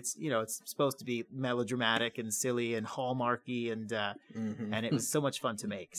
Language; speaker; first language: English; native; English